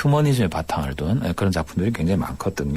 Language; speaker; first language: Korean; native; Korean